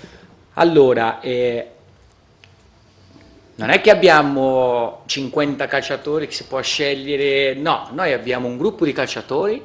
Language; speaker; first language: Italian; non-native, fluent; Portuguese